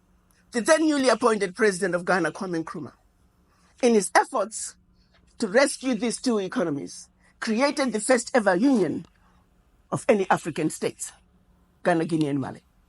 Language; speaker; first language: English; non-native, local second language; Shona